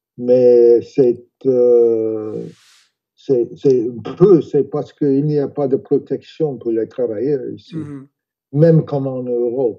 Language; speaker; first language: French; non-native, fluent; English